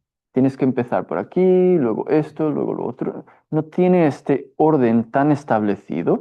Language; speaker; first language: Spanish; non-native, fluent; Portuguese